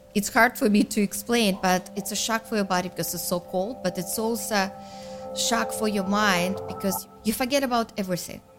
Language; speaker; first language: English; non-native, fluent; Russian